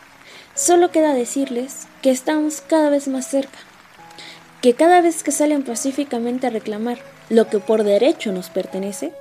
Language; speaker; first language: Spanish; native; Spanish